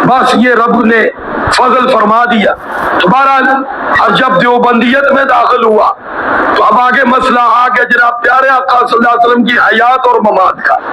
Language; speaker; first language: Urdu; native; Urdu